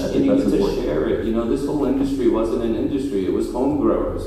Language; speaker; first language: English; native; English